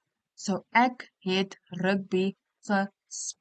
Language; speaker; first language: Afrikaans; non-native, local second language; English